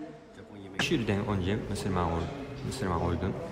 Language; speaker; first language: Turkish; non-native, learner; Japanese